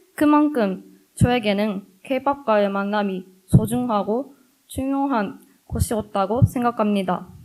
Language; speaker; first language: Korean; non-native, fluent; Japanese